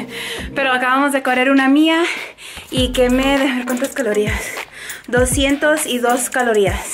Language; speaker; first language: Spanish; early bilingual, heritage; Spanish